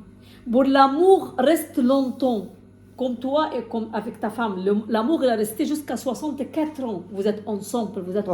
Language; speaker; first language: French; non-native, fluent; Arabic